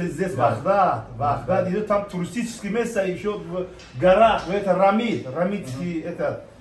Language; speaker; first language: Russian; non-native, learner; Tajik